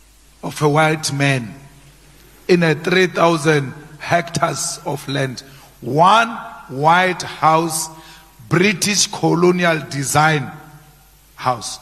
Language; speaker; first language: English; non-native, local second language; Northern Sotho